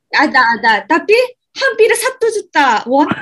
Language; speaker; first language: Indonesian; non-native, learner; Korean